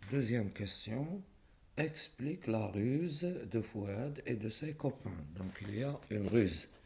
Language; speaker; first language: French; non-native, local second language; Arabic